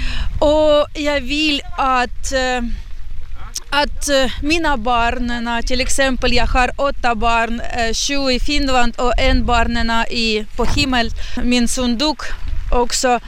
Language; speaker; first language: Swedish; non-native, learner; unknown